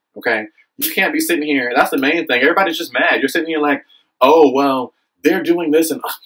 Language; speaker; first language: English; native; English